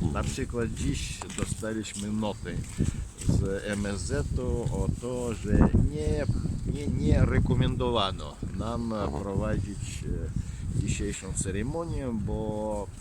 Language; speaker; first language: Polish; non-native, fluent; Russian